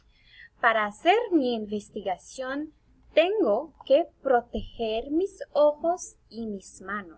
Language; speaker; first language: Spanish; non-native, fluent; English